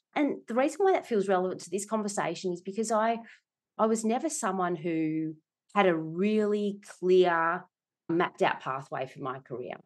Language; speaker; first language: English; native; English